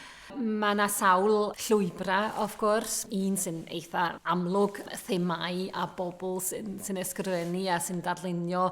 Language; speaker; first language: Welsh; non-native, fluent; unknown